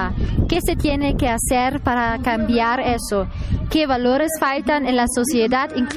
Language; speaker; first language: Spanish; non-native, learner; German